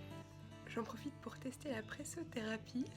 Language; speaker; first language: French; native; French